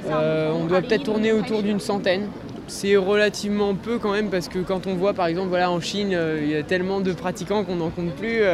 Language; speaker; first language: French; native; French